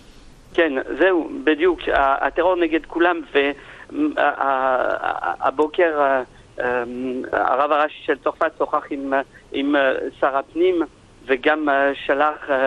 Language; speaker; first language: Hebrew; non-native, fluent; French